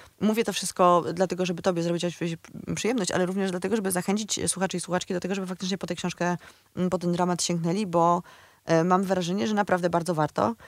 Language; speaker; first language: Polish; native; Polish